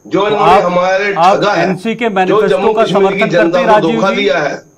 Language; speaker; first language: Hindi; native; Hindi